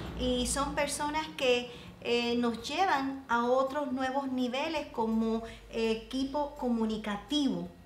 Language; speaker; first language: Spanish; early bilingual, heritage; Spanish